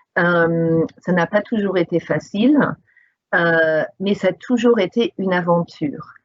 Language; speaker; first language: French; non-native, fluent; English